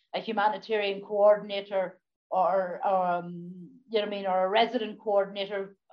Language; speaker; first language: English; native; English